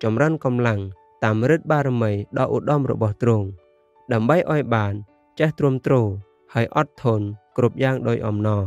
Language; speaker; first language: Khmer; native; Khmer